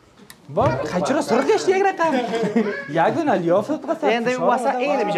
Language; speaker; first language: Persian; native; Persian